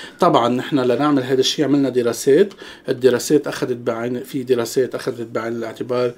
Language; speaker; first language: Arabic; native; Arabic